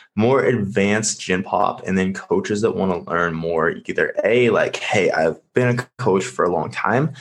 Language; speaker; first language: English; native; English